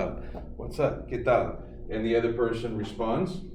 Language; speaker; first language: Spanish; non-native, fluent; English